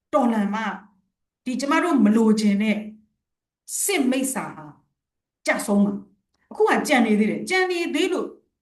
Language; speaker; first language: Burmese; non-native, local second language; Shwe Palaung